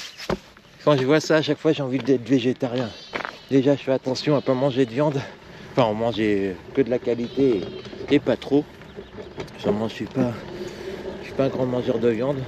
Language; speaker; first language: French; native; French